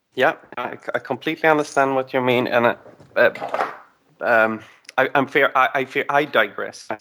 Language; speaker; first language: English; non-native, fluent; Swedish